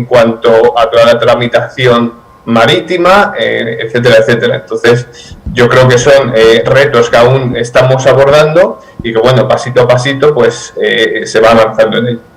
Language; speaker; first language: Spanish; native; Spanish